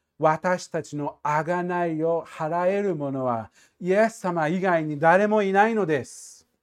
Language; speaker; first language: Japanese; non-native, fluent; English